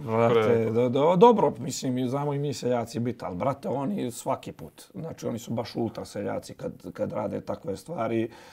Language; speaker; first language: Serbian; native; Serbian